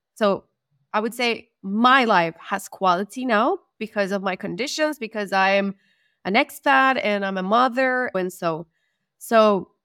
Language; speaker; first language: English; non-native, fluent; Spanish